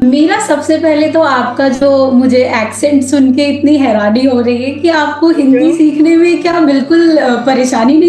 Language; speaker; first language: Hindi; native; Hindi